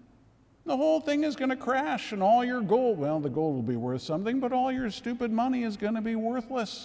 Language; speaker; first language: English; native; English